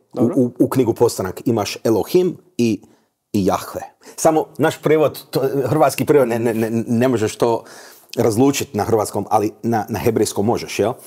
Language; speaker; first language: Croatian; early bilingual, heritage; Croatian